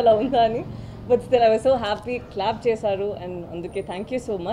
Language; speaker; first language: Telugu; non-native, learner; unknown